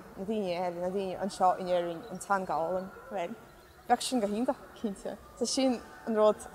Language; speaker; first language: Irish; non-native, fluent; Russian